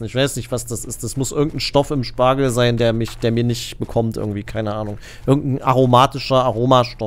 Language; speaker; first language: German; native; German